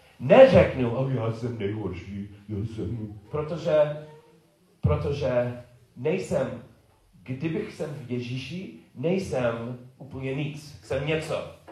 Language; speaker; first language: Czech; non-native, learner; English